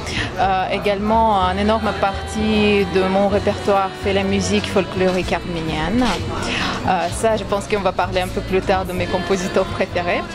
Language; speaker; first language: French; non-native, fluent; Russian